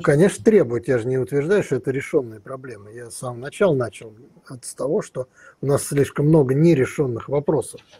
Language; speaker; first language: Russian; native; Russian